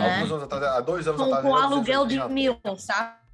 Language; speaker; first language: Portuguese; non-native, fluent; English